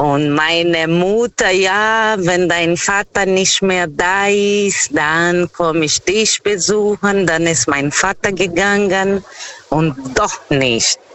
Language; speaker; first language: German; non-native, fluent; Portuguese